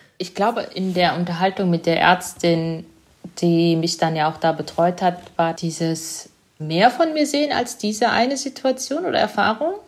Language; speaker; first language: German; early bilingual, other home language; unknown